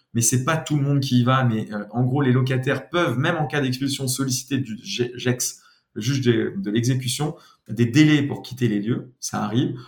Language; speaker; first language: French; native; French